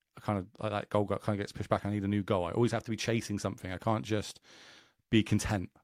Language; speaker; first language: English; native; English